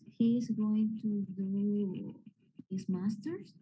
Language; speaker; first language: English; non-native, learner; Spanish